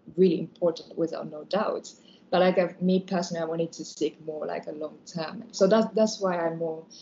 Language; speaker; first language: English; non-native, fluent; Japanese